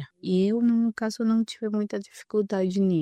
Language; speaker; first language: Portuguese; non-native, fluent; Spanish